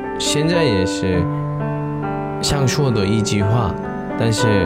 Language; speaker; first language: Chinese; non-native, learner; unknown